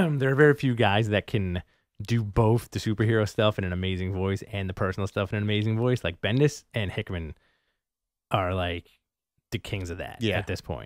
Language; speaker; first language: English; native; English